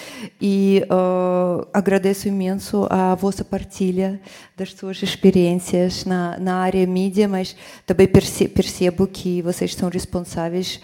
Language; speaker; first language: Portuguese; non-native, fluent; Russian